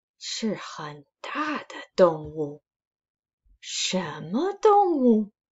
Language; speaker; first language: Chinese; non-native, fluent; English